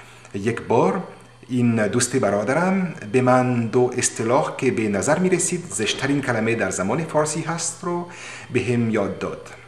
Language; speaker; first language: Persian; non-native, learner; French